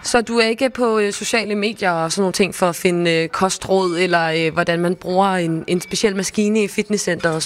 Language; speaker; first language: Danish; native; Danish